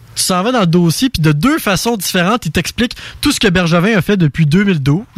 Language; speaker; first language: French; native; French